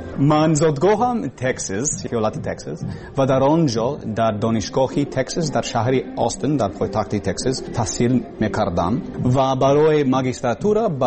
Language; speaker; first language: Persian; non-native, learner; English